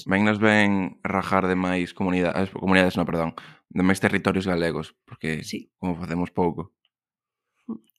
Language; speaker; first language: Galician; non-native, local second language; Spanish